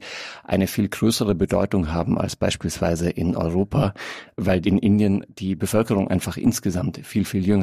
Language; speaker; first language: German; native; German